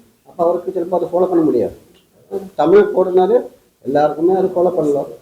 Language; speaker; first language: Tamil; non-native, learner; Malayalam